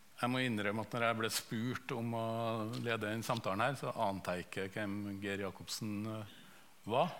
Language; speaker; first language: Norwegian; native; Norwegian